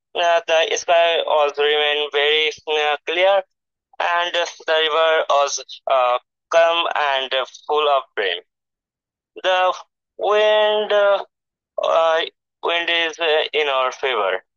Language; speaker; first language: English; non-native, learner; Bangla